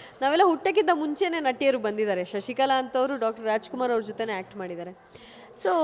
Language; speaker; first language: Kannada; non-native, local second language; Kodava